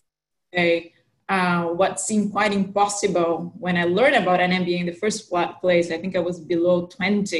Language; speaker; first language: English; non-native, fluent; Portuguese